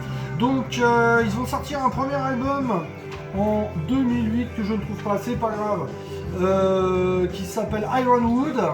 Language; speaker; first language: French; native; French